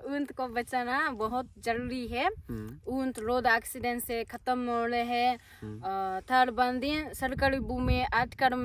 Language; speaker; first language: Hindi; non-native, learner; Japanese